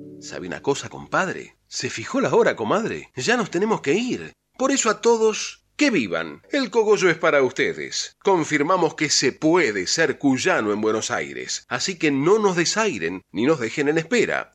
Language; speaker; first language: Spanish; native; Spanish